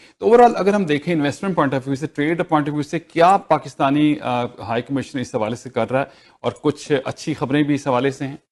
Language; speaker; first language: Urdu; native; Urdu